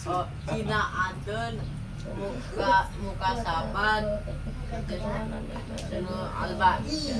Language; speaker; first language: Arabic; non-native, learner; Sundanese